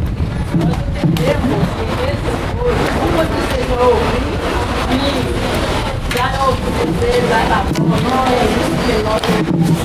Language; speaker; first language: Portuguese; non-native, learner; Haitian Creole